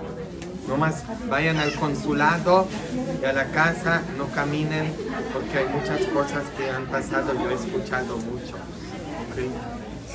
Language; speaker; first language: Spanish; non-native, fluent; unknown